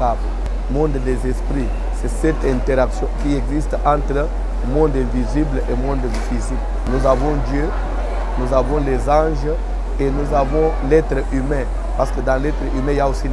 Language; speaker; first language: French; non-native, local second language; Lingala